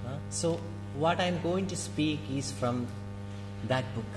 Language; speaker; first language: English; non-native, local second language; Malayalam